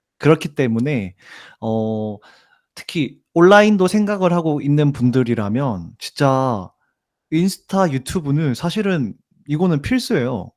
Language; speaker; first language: Korean; native; Korean